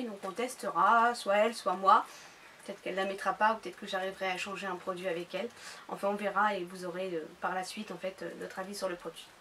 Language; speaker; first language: French; native; French